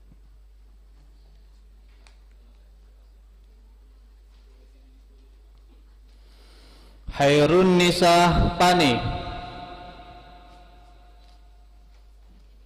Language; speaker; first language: Indonesian; native; Indonesian